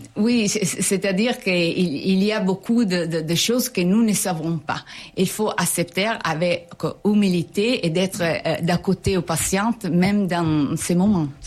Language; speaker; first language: French; non-native, fluent; Italian